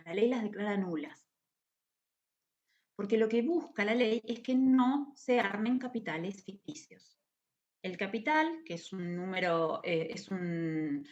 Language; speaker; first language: Spanish; native; Spanish